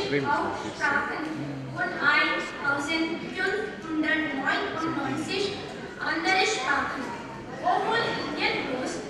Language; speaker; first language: German; non-native, fluent; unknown